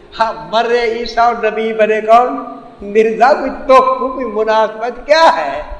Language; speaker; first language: Urdu; non-native, local second language; Saraiki